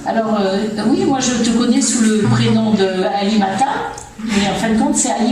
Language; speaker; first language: French; native; French